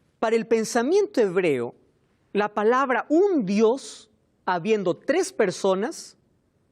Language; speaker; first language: Spanish; native; Spanish